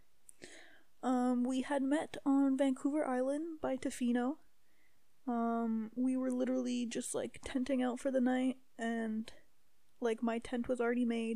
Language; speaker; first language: English; native; English